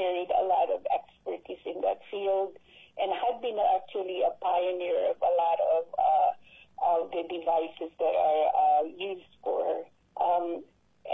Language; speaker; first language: English; non-native, local second language; Filipino